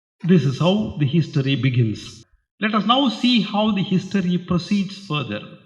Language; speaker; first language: English; non-native, local second language; Tamil